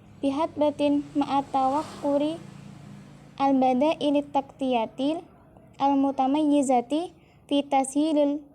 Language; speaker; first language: Arabic; non-native, learner; Indonesian